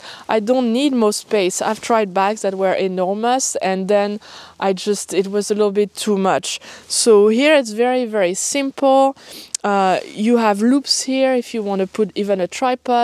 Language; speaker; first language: English; non-native, fluent; French